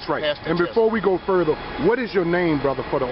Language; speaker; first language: English; native; English